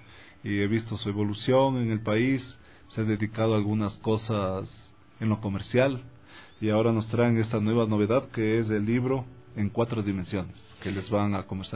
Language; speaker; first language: Spanish; native; Spanish